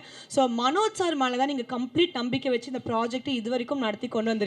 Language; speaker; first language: Tamil; native; Tamil